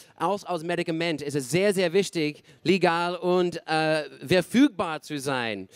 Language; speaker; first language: German; non-native, learner; English